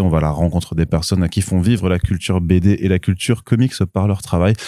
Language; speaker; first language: French; native; French